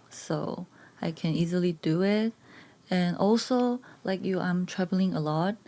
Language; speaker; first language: English; non-native, learner; Korean